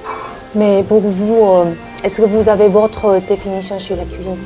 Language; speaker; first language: French; non-native, learner; Chinese